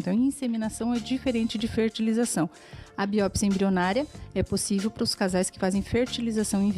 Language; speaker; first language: Portuguese; native; Portuguese